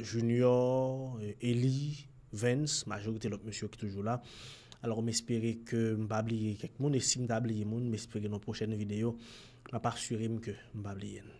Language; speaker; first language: French; non-native, local second language; Haitian Creole